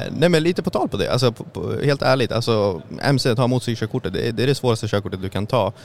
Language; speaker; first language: Swedish; early bilingual, other home language; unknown